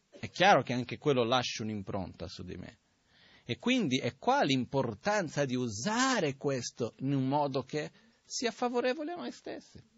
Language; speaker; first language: Italian; non-native, fluent; Portuguese